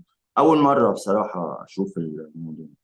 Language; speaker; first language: Arabic; native; Arabic